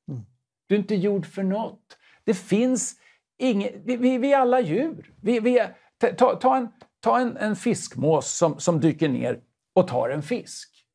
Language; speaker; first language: Swedish; native; Swedish